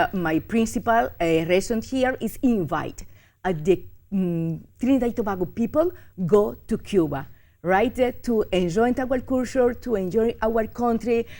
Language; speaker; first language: English; non-native, learner; Spanish